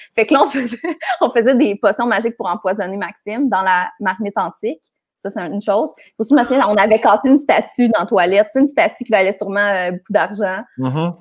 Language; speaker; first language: French; native; French